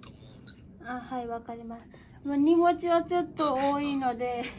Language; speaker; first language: Japanese; non-native, learner; Nepali